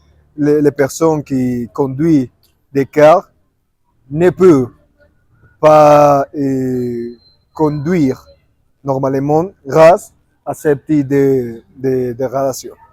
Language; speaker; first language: French; non-native, learner; Spanish